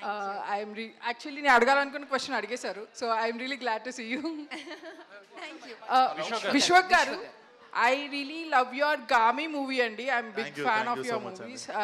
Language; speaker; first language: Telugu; native; Telugu